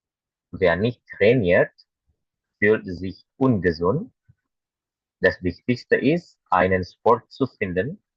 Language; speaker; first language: German; non-native, fluent; Indonesian